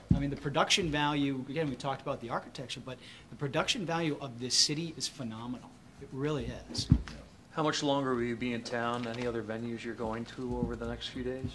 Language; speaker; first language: English; native; English